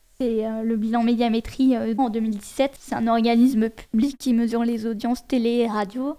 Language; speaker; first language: French; native; French